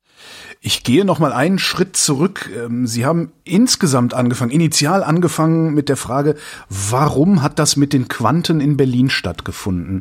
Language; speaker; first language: German; native; German